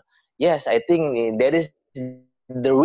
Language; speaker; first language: English; non-native, learner; Indonesian